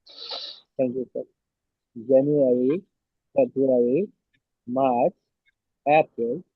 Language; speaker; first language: English; non-native, learner; Bangla